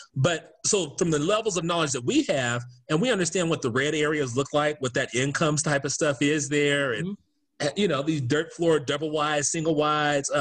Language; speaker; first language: English; native; English